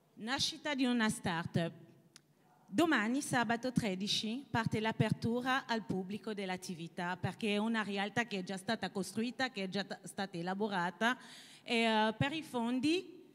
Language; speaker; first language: Italian; non-native, fluent; French